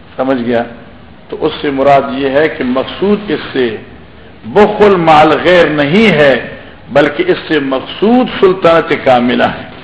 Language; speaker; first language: Urdu; non-native, local second language; Northern Hindko